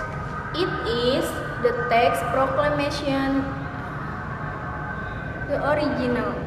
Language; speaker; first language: English; non-native, learner; Indonesian